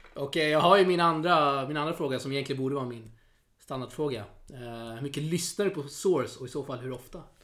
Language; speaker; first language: Swedish; native; Swedish